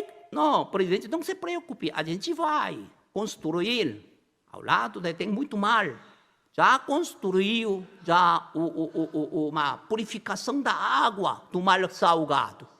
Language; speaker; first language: Portuguese; non-native, learner; Korean